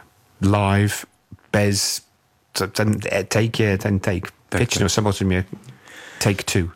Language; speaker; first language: Czech; non-native, fluent; English